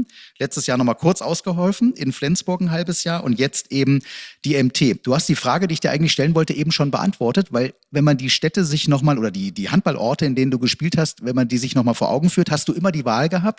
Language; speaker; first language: German; native; German